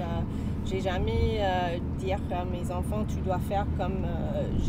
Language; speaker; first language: French; non-native, learner; English